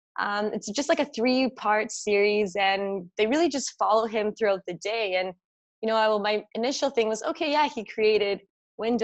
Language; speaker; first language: English; native; English